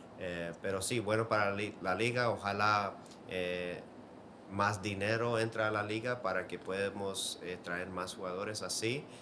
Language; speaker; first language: Spanish; early bilingual, heritage; Spanish